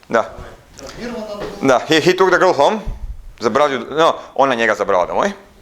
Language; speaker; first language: Russian; non-native, learner; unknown